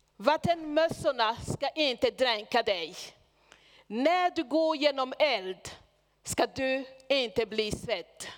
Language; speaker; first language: Swedish; non-native, fluent; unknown